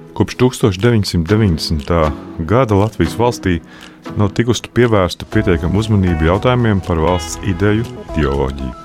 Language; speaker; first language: Latvian; native; Latvian